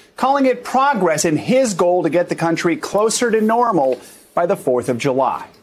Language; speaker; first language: English; native; English